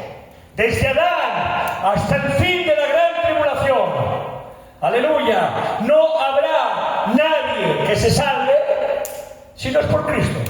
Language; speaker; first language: Spanish; native; Spanish